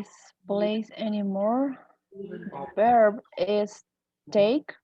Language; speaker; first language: English; non-native, learner; Spanish